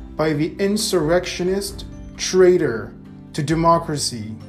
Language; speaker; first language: English; native; English